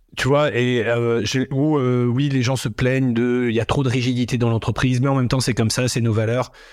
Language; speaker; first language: French; native; French